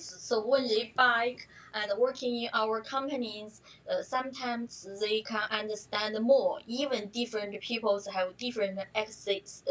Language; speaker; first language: English; non-native, learner; Chinese